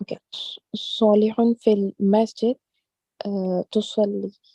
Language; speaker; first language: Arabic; non-native, learner; English